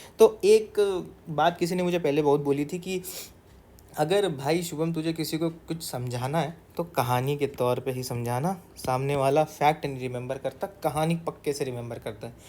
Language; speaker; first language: Hindi; non-native, local second language; Marathi